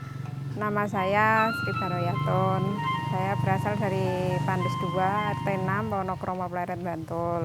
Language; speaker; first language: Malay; non-native, local second language; Javanese